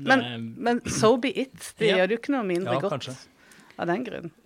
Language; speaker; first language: Norwegian; native; Norwegian